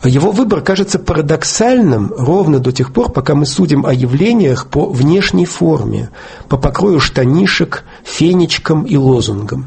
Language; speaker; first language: Russian; native; Russian